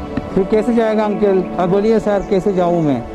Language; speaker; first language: Hindi; non-native, local second language; Bangla